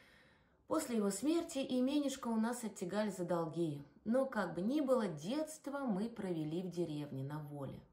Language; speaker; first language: Russian; native; Russian